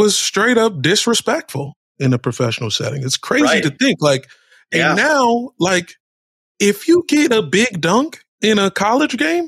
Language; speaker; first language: English; native; English